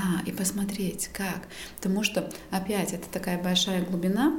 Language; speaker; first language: Russian; non-native, local second language; Latvian